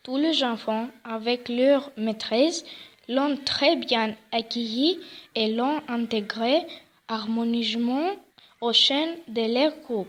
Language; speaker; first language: French; non-native, learner; Greek